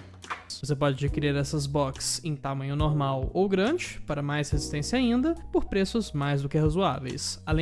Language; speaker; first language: Portuguese; native; Portuguese